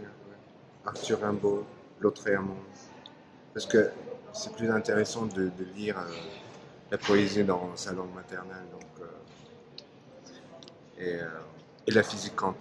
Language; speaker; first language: French; non-native, fluent; Turkish